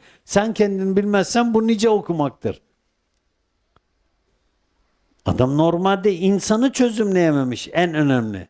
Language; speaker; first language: Turkish; native; Turkish